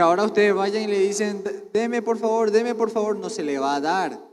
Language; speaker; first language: Spanish; native; Spanish